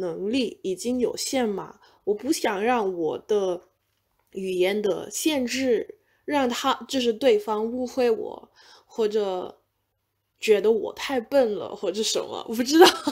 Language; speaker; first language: Chinese; non-native, fluent; English